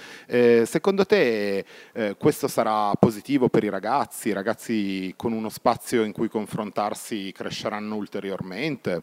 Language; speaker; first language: Italian; native; Italian